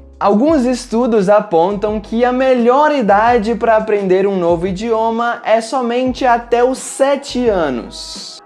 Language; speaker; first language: Portuguese; native; Portuguese